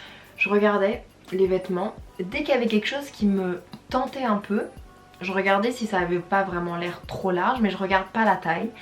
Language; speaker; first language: French; native; French